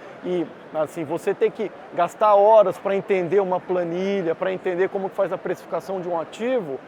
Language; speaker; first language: Portuguese; native; Portuguese